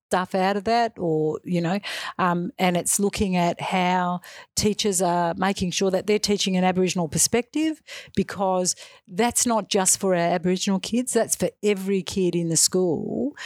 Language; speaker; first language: English; native; English